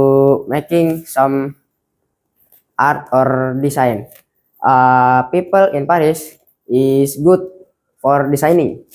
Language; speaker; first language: English; non-native, learner; Indonesian